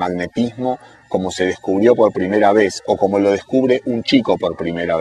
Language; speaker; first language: Spanish; native; Spanish